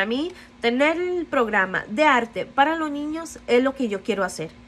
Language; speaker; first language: Spanish; non-native, fluent; English